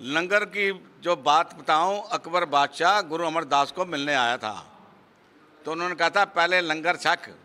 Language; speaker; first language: Hindi; non-native, local second language; Punjabi